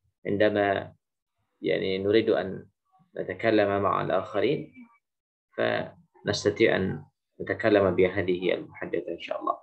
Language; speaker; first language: Arabic; non-native, fluent; Indonesian